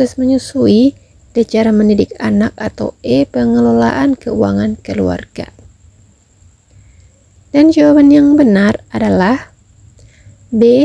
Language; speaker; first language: Indonesian; native; Indonesian